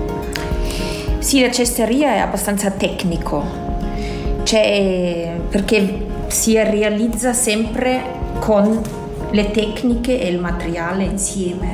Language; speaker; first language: Italian; non-native, fluent; German